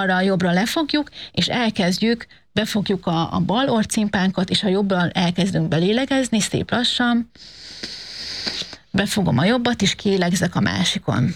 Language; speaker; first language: Hungarian; native; Hungarian